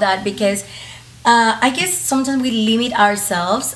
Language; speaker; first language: English; non-native, fluent; Spanish